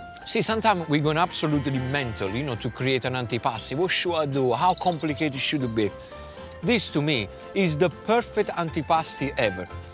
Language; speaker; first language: English; non-native, fluent; Italian